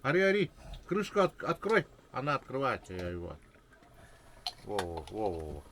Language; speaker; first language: Russian; non-native, local second language; Yakut